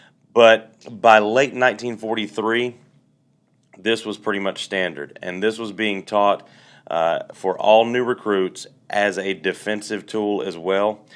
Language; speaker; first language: English; native; English